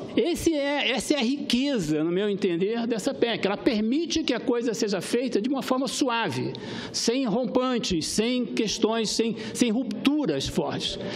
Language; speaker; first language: Portuguese; native; Portuguese